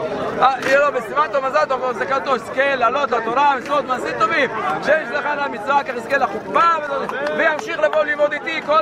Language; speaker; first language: Hebrew; non-native, fluent; Amharic